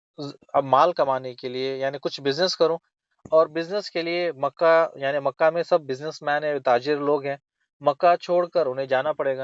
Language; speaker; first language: Urdu; native; Urdu